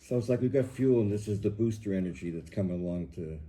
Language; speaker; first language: English; native; English